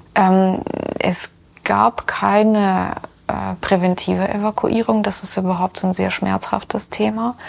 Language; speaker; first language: German; non-native, fluent; Ukrainian